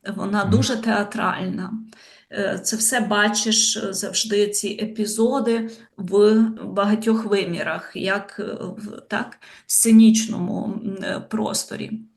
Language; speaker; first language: Ukrainian; native; Ukrainian